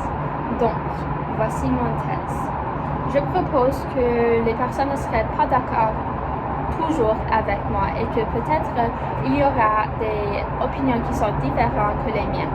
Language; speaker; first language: French; non-native, learner; English